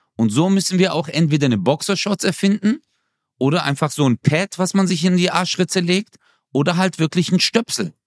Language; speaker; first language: German; early bilingual, other home language; Turkish